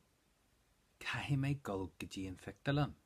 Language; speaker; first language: Irish; non-native, local second language; English